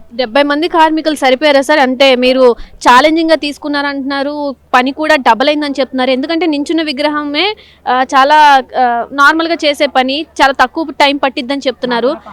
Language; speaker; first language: Telugu; native; Telugu